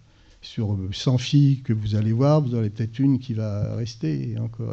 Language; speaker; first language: French; native; French